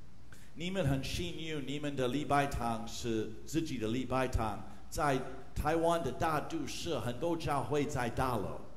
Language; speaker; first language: Chinese; non-native, fluent; English